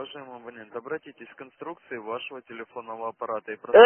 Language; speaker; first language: Russian; native; Russian